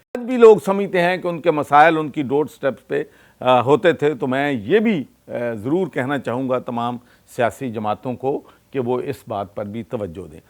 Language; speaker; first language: Urdu; non-native, local second language; Punjabi